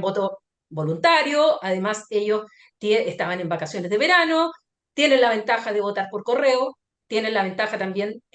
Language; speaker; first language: Spanish; native; Spanish